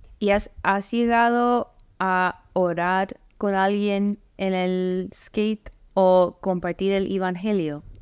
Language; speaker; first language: Spanish; non-native, fluent; English